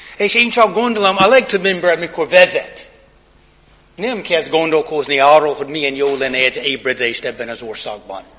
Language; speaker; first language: Hungarian; non-native, fluent; English